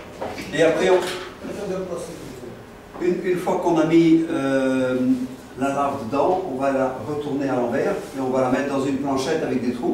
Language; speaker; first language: French; non-native, fluent; Dutch